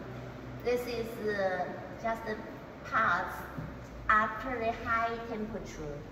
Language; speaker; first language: English; non-native, learner; Chinese